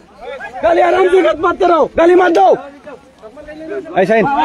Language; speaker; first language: Hindi; non-native, learner; Bangla